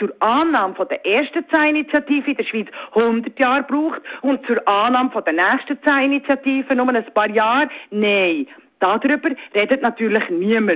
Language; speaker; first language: German; native; German